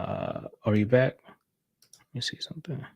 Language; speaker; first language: English; native; English